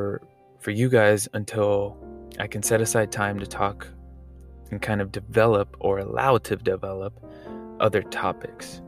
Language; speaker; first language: English; native; English